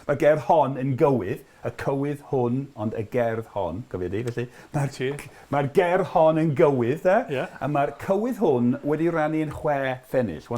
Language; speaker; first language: Welsh; non-native, fluent; English